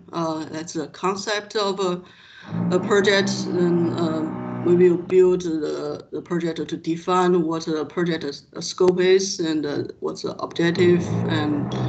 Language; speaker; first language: English; non-native, fluent; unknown